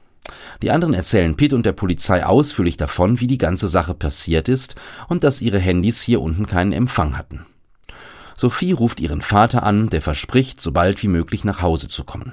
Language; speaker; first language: German; native; German